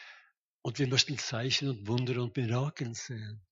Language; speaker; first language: German; non-native, fluent; Norwegian